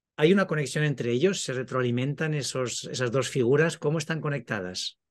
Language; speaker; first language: Spanish; native; Spanish